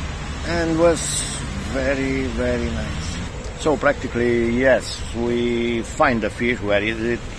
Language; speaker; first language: English; non-native, learner; Romanian